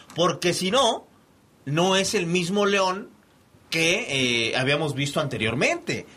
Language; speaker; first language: Spanish; native; Spanish